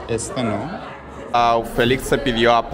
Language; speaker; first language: Spanish; native; Spanish